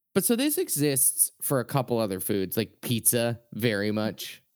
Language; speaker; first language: English; native; English